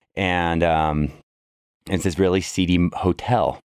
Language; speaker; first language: English; native; English